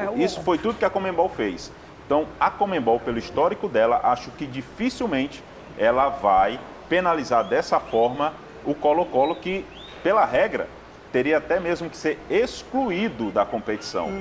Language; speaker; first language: Portuguese; native; Portuguese